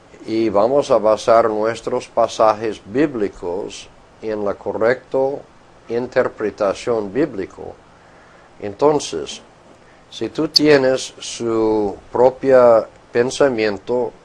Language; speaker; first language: Spanish; non-native, fluent; English